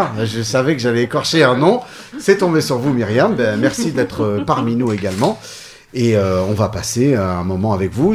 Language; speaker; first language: French; native; French